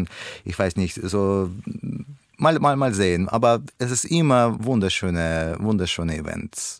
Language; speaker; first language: German; non-native, learner; Russian